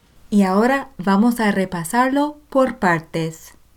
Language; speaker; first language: Spanish; non-native, fluent; English